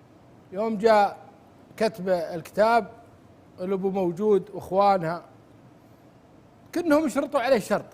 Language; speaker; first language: Arabic; native; Arabic